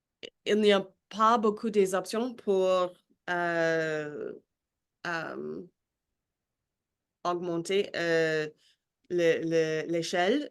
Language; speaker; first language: French; non-native, learner; English